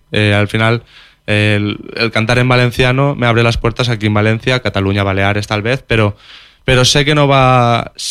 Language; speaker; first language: Spanish; non-native, local second language; Catalan